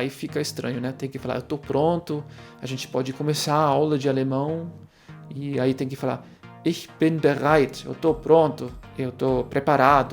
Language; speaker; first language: Portuguese; non-native, fluent; German